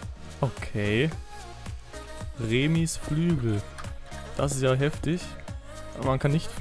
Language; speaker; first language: German; native; German